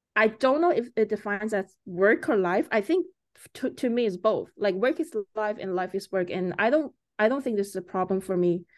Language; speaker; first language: English; early bilingual, other home language; Chinese